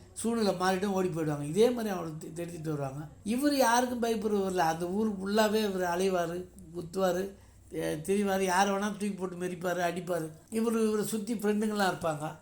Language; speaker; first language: Tamil; native; Tamil